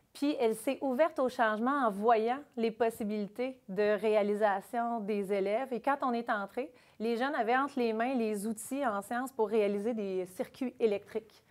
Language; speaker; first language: French; native; French